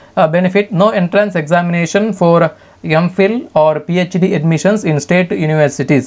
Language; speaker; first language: English; non-native, local second language; Kannada